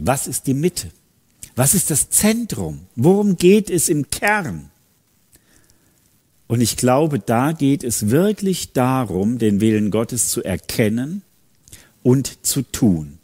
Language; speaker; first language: German; native; German